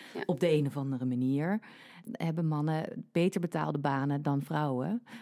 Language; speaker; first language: Dutch; native; Dutch